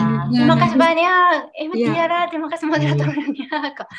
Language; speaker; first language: Indonesian; non-native, fluent; Japanese